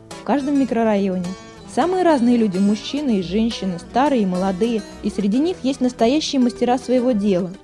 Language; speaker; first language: Russian; native; Russian